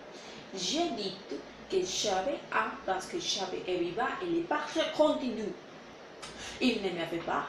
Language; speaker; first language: French; non-native, learner; Spanish